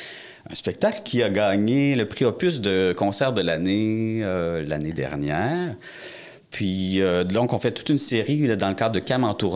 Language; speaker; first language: French; native; French